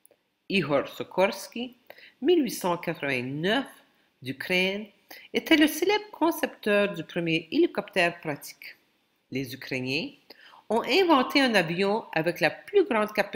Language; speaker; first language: French; non-native, local second language; Ukrainian